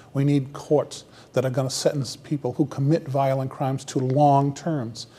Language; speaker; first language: English; native; English